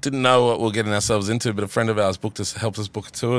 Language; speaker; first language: English; native; English